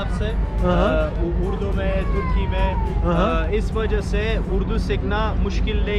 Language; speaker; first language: Hindi; non-native, learner; Turkish